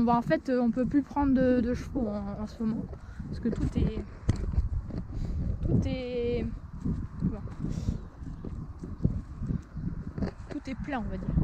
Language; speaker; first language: French; native; French